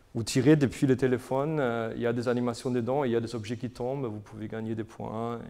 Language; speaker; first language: French; non-native, fluent; German